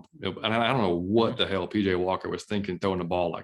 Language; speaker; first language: English; native; English